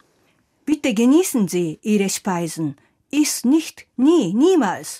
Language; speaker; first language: German; non-native, fluent; Japanese